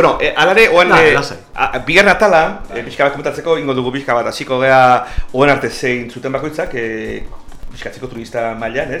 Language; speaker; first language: Basque; native; Basque